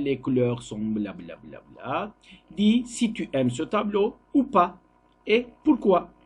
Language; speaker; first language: French; non-native, learner; Turkish